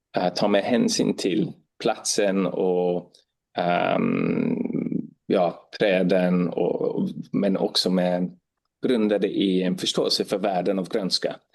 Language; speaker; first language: Swedish; non-native, fluent; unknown